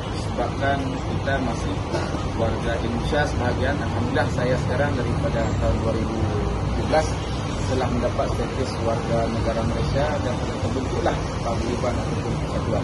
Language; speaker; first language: Indonesian; non-native, local second language; Achinese